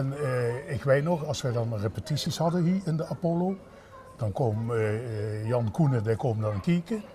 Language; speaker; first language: Dutch; native; Dutch